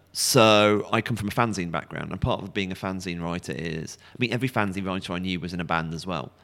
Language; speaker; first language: English; native; English